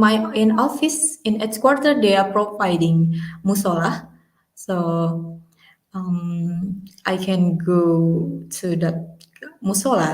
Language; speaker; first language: English; non-native, learner; Indonesian